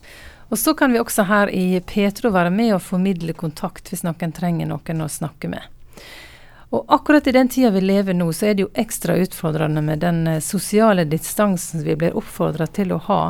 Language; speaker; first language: Norwegian; native; Norwegian